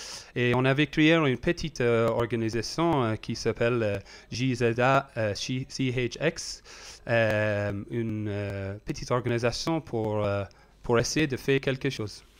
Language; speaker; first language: French; non-native, learner; English